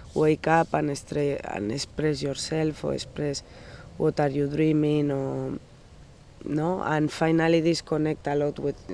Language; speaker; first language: English; non-native, learner; Spanish